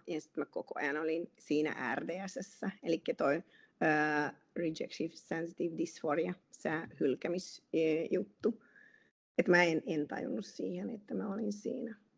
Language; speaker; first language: Finnish; non-native, fluent; Hungarian